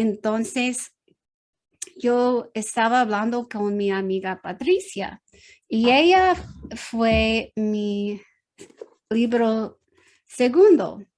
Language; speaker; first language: Spanish; non-native, learner; English